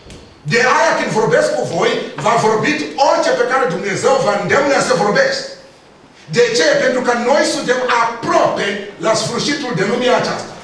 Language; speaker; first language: Romanian; non-native, learner; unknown